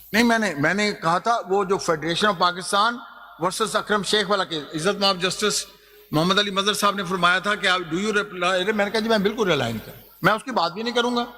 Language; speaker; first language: Urdu; non-native, local second language; Punjabi